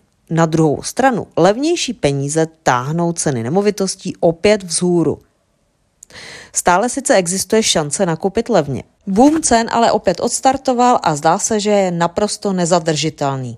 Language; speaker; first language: Czech; native; Czech